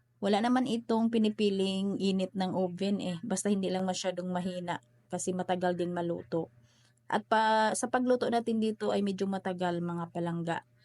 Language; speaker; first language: Filipino; non-native, local second language; Cebuano